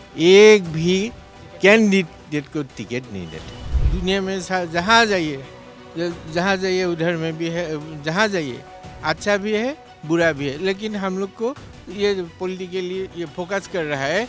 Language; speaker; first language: Hindi; non-native, local second language; Assamese